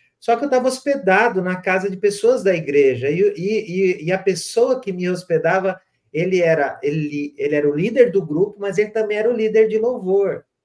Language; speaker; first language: Portuguese; native; Portuguese